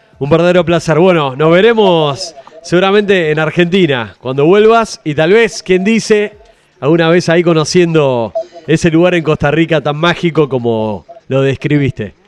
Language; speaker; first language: Spanish; native; Spanish